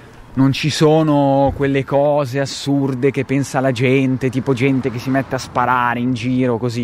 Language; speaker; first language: Italian; native; Italian